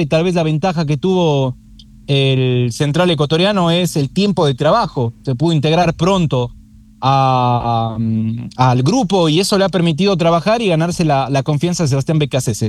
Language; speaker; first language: Spanish; native; Spanish